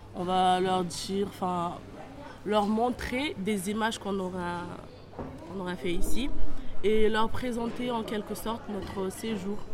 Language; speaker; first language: French; non-native, local second language; Comorian